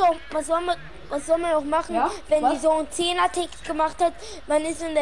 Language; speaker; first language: German; early bilingual, other home language; Turkish